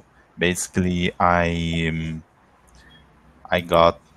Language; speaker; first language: English; non-native, learner; Portuguese